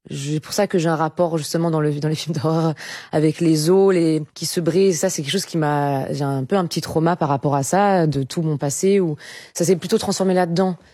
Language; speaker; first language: French; native; French